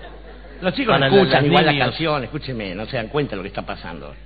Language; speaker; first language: Spanish; native; Spanish